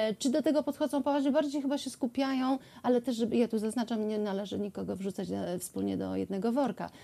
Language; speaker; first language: Polish; native; Polish